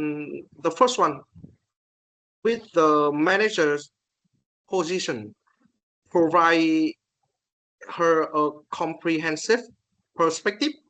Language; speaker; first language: English; non-native, learner; Vietnamese